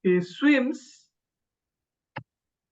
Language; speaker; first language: English; non-native, learner; Indonesian